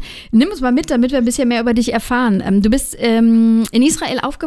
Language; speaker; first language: German; native; German